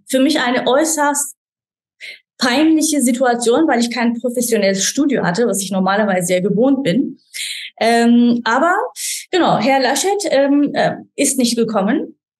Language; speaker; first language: German; non-native, fluent; Turkish